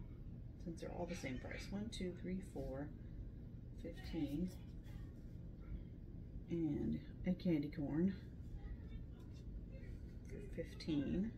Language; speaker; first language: English; native; English